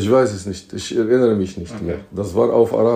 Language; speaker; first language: German; non-native, fluent; Arabic